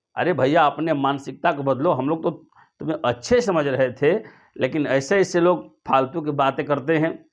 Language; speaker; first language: Hindi; native; Hindi